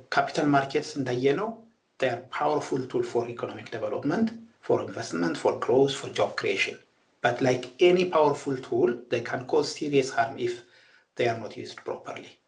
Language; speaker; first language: English; non-native, local second language; Amharic